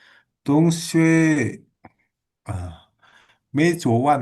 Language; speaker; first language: Chinese; non-native, learner; Indonesian